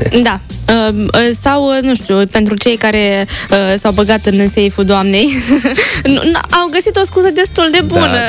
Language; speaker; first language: Romanian; native; Romanian